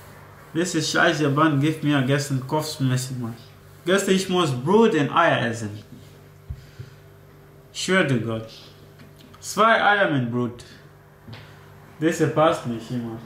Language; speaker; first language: German; non-native, learner; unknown